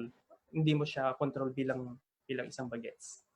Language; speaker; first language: Filipino; native; Filipino